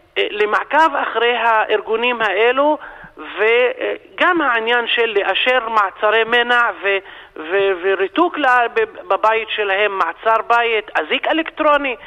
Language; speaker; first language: Hebrew; non-native, local second language; Arabic